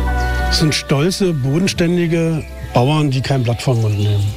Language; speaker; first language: German; native; German